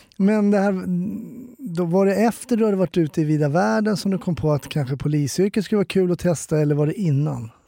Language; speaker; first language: Swedish; native; Swedish